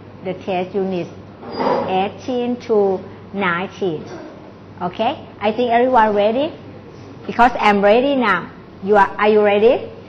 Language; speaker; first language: English; non-native, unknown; Thai